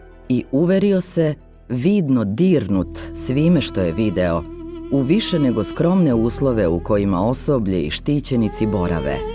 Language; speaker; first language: Serbian; native; Serbian